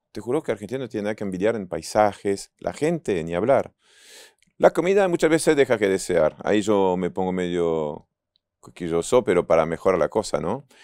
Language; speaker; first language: Spanish; non-native, fluent; French